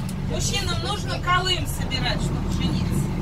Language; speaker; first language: Russian; native; Russian